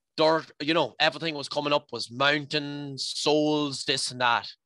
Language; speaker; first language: English; native; English